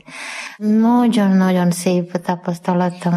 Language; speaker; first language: Hungarian; non-native, learner; Malayalam